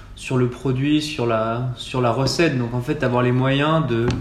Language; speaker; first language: French; native; French